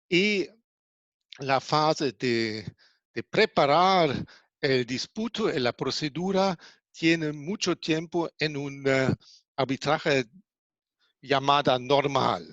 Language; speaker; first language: Spanish; non-native, fluent; German